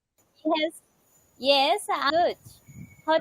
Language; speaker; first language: English; non-native, learner; Bangla